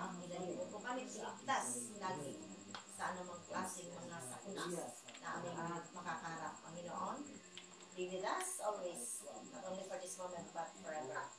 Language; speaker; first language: Filipino; non-native, local second language; Waray